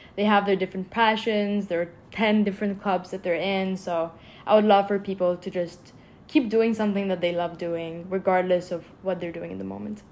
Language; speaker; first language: English; non-native, fluent; Arabic